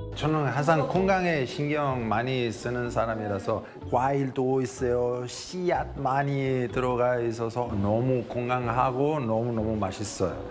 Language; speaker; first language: Korean; non-native, fluent; Italian